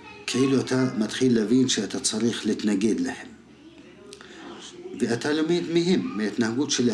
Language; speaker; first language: Hebrew; non-native, local second language; Arabic